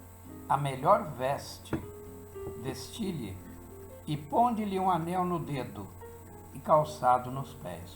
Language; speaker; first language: Portuguese; native; Portuguese